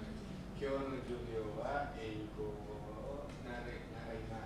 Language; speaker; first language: Japanese; non-native, learner; Indonesian